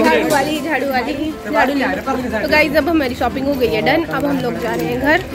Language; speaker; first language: Hindi; native; Hindi